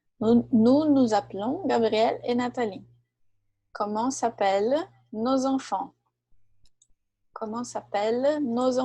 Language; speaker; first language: French; non-native, fluent; Portuguese